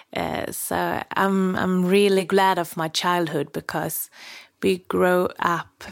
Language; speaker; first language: English; non-native, fluent; Swedish